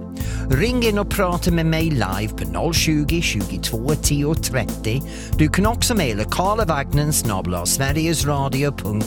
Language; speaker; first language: Swedish; non-native, fluent; English